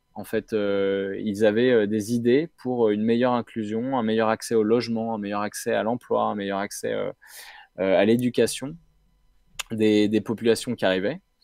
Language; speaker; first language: French; native; French